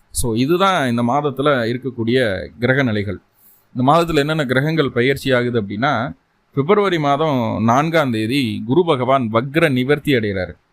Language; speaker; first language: Tamil; native; Tamil